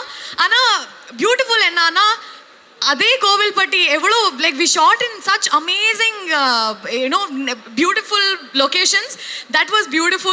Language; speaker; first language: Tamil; non-native, local second language; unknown